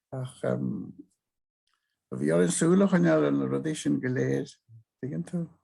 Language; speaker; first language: Irish; native; Irish